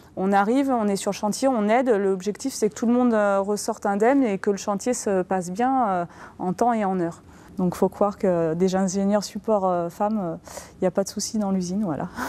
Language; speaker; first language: French; native; French